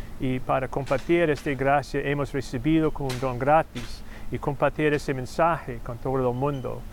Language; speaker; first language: Spanish; non-native, fluent; English